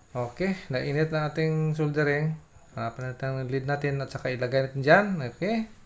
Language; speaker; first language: Filipino; non-native, local second language; Hiligaynon